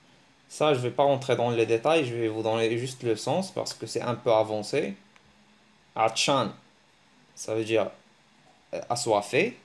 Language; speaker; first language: French; early bilingual, other home language; Arabic